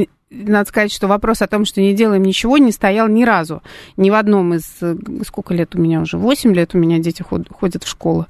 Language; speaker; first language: Russian; native; Russian